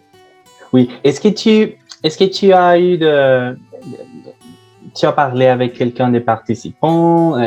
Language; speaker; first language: French; non-native, fluent; Spanish